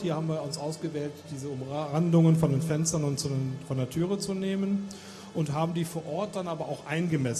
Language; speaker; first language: German; native; German